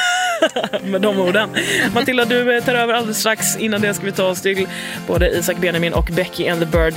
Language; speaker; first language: Swedish; native; Swedish